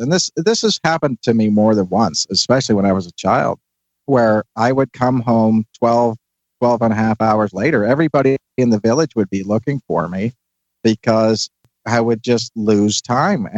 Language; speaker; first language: English; native; English